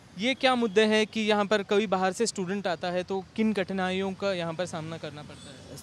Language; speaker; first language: Hindi; non-native, local second language; Marathi